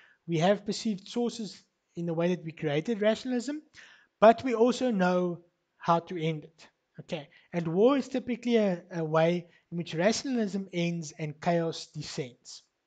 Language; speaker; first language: English; non-native, local second language; Afrikaans